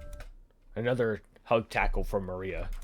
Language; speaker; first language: English; native; English